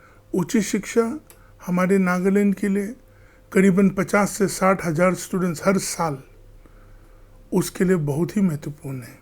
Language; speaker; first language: Hindi; non-native, local second language; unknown